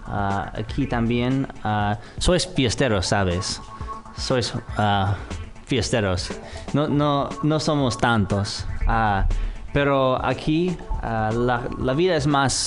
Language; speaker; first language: Spanish; non-native, fluent; English